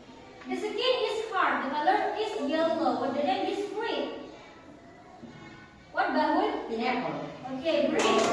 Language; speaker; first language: English; non-native, learner; Indonesian